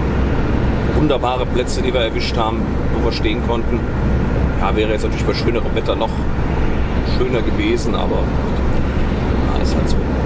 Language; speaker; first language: German; native; German